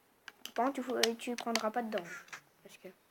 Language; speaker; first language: French; native; French